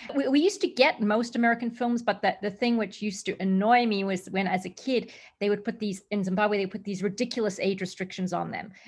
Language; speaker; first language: English; native; English